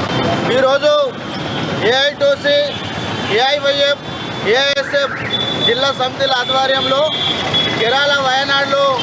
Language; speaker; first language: Telugu; native; Telugu